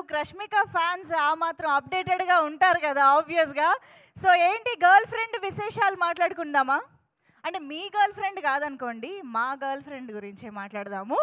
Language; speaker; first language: Telugu; native; Telugu